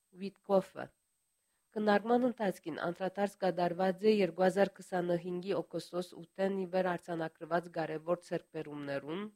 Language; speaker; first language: Armenian; early bilingual, heritage; Armenian